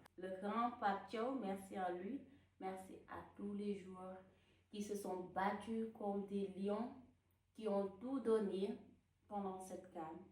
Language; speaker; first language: French; non-native, local second language; Wolof